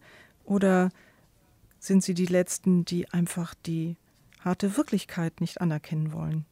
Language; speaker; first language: German; native; German